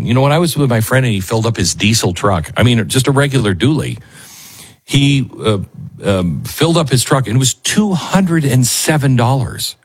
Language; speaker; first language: English; native; English